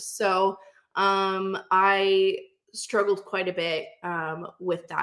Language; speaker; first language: English; native; English